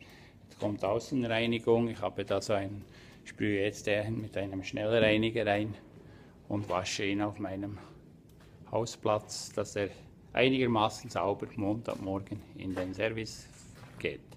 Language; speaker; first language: German; native; German